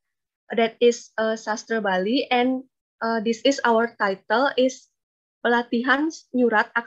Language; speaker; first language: English; non-native, learner; Indonesian